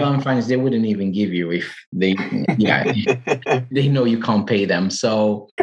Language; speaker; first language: English; non-native, fluent; Portuguese